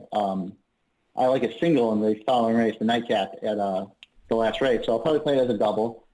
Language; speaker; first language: English; native; English